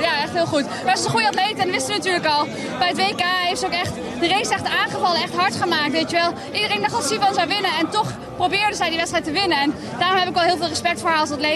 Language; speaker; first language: Dutch; native; Dutch